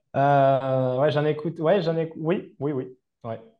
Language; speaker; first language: French; native; French